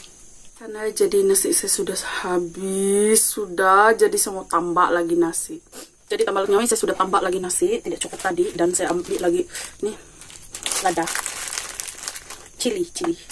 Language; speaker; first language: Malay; non-native, local second language; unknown